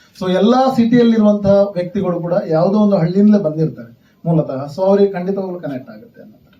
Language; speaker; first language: Kannada; non-native, local second language; Tulu